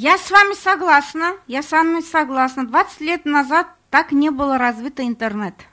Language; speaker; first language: Russian; non-native, fluent; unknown